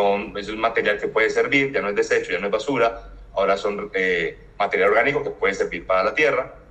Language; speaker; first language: Spanish; native; Spanish